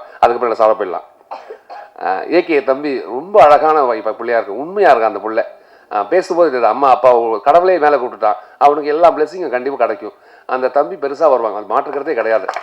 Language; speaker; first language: Tamil; native; Tamil